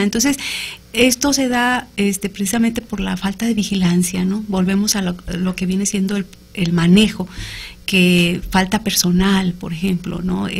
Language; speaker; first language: Spanish; native; Spanish